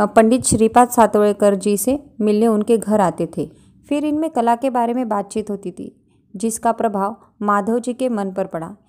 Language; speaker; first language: Hindi; non-native, local second language; Marathi